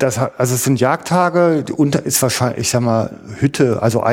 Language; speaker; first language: German; native; German